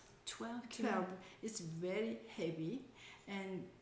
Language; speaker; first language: English; non-native, learner; Japanese